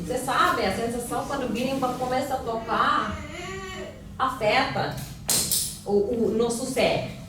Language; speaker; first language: Portuguese; non-native, fluent; Finnish